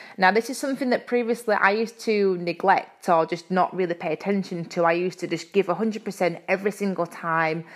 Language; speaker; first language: English; native; English